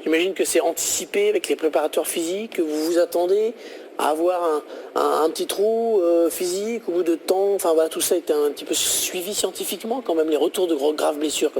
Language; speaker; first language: French; native; French